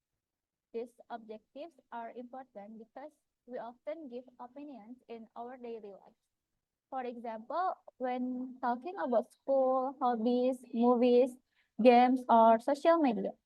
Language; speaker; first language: English; non-native, fluent; Indonesian